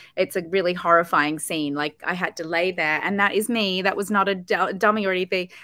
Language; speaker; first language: English; native; English